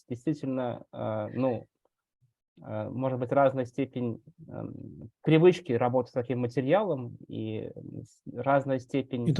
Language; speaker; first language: Russian; native; Russian